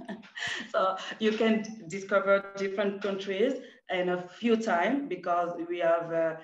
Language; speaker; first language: English; non-native, fluent; French